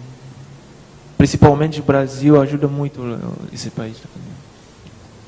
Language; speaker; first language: Portuguese; non-native, fluent; Haitian Creole